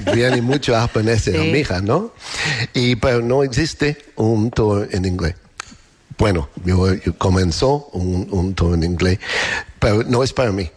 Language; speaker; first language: Spanish; non-native, learner; English